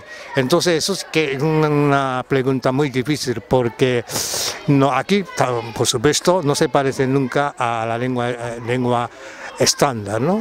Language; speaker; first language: Spanish; non-native, fluent; Japanese